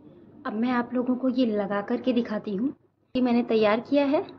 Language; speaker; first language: Hindi; native; Hindi